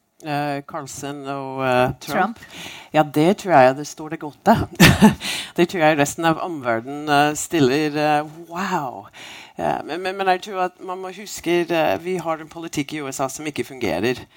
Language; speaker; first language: Norwegian; non-native, fluent; English